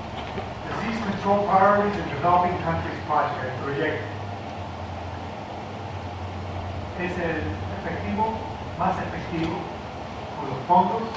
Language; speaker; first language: Spanish; early bilingual, heritage; Spanish